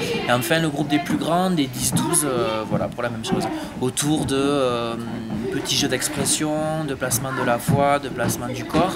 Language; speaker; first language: French; native; French